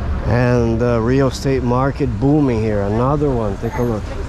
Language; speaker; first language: English; non-native, fluent; Portuguese